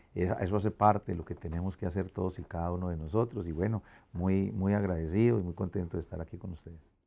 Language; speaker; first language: Spanish; native; Spanish